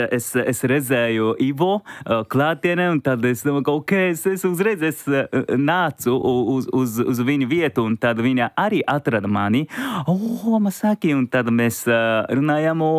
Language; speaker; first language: Latvian; non-native, learner; Japanese